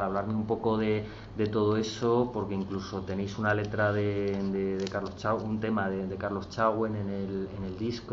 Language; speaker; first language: Spanish; native; Spanish